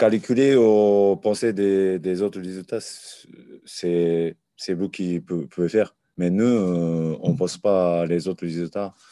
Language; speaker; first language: French; non-native, learner; Japanese